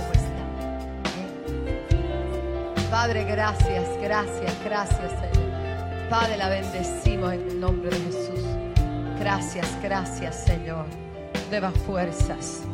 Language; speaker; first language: Spanish; native; Spanish